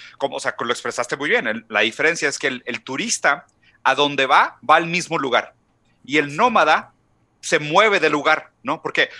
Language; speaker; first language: Spanish; non-native, fluent; Portuguese